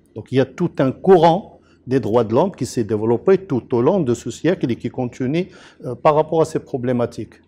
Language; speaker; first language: French; non-native, local second language; Arabic